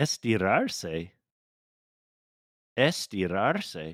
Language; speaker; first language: Spanish; non-native, learner; English